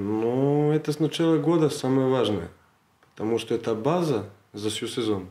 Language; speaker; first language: Russian; non-native, learner; Serbian